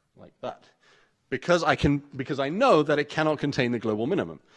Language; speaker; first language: English; native; English